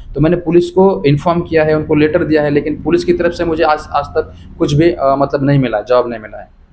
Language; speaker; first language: Hindi; non-native, local second language; Marathi